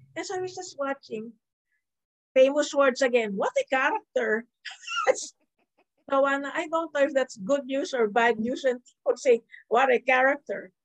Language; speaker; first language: English; non-native, local second language; Filipino